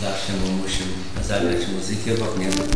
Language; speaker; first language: Polish; early bilingual, heritage; Polish